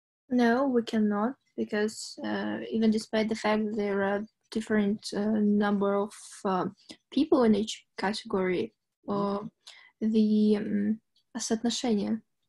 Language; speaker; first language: English; non-native, fluent; Russian